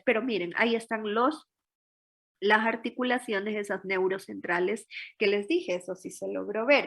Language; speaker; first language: Spanish; native; Spanish